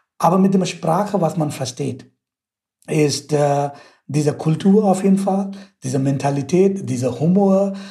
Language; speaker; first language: German; non-native, fluent; Hindi